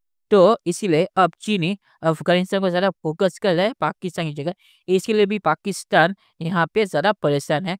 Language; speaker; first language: Hindi; native; Hindi